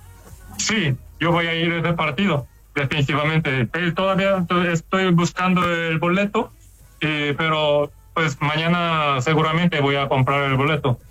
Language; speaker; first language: Spanish; non-native, fluent; Korean